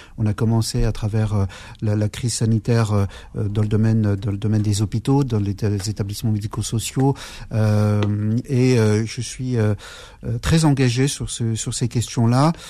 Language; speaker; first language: French; early bilingual, other home language; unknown